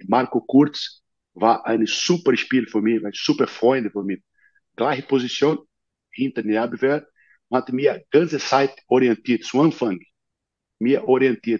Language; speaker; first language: German; non-native, learner; Portuguese